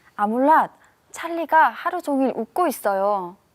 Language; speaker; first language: Korean; native; Korean